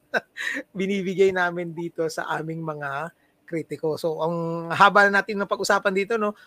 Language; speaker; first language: Filipino; non-native, local second language; Cebuano